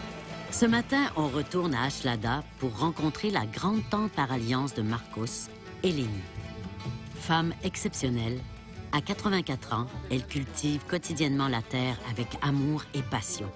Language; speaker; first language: French; native; French